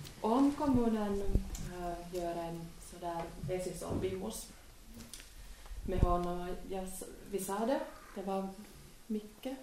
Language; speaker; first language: Swedish; non-native, local second language; Finnish